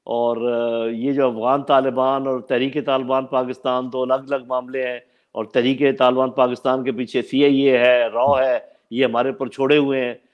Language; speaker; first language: Urdu; non-native, local second language; Punjabi